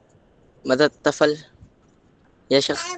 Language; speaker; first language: Arabic; non-native, learner; Filipino